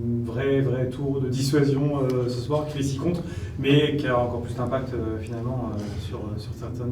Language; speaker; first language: French; native; French